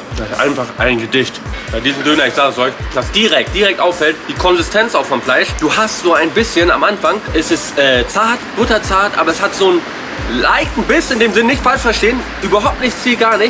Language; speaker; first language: German; native; German